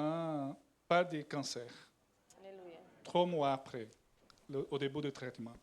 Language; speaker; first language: French; non-native, learner; Portuguese